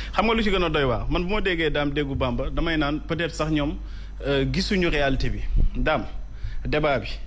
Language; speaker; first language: French; non-native, local second language; Wolof